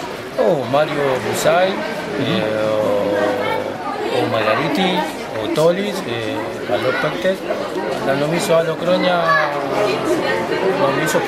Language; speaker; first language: Greek; non-native, learner; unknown